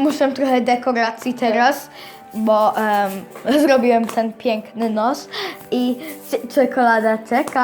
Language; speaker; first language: Polish; early bilingual, heritage; Polish